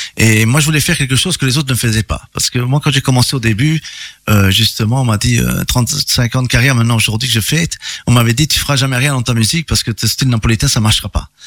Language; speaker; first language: French; early bilingual, other home language; Italian